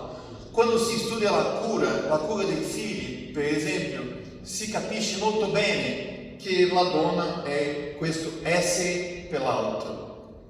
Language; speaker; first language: Italian; non-native, fluent; Portuguese